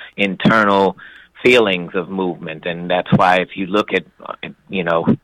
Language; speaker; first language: English; native; English